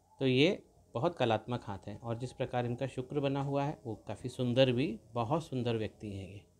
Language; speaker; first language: Hindi; native; Hindi